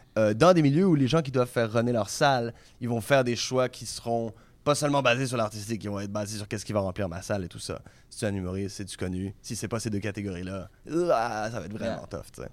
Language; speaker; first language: French; native; French